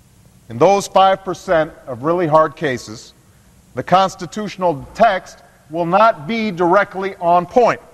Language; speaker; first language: English; native; English